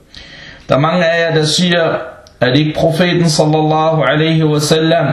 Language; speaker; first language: Danish; non-native, local second language; Arabic